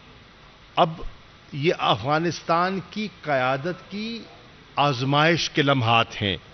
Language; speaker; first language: Urdu; non-native, local second language; Saraiki